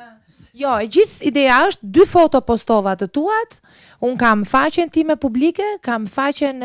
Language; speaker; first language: Albanian; native; Albanian